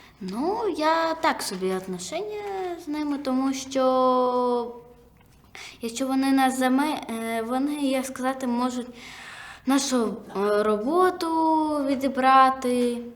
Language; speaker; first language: Ukrainian; non-native, local second language; Russian